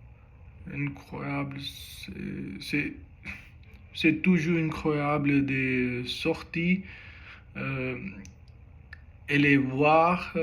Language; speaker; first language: French; non-native, learner; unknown